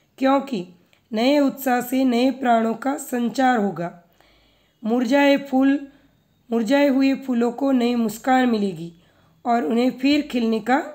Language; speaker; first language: Hindi; non-native, local second language; Gujarati